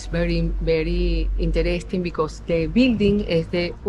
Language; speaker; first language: English; non-native, learner; Spanish